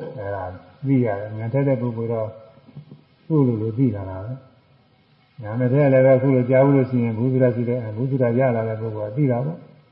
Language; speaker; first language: Burmese; native; Burmese